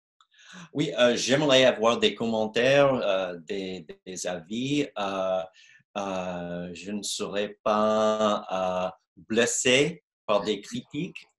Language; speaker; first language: French; non-native, fluent; English